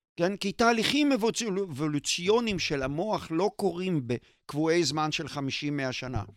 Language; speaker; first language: Hebrew; native; Hebrew